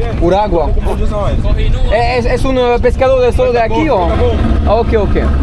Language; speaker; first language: Spanish; non-native, learner; French